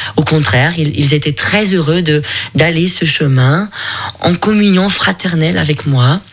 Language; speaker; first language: French; non-native, fluent; German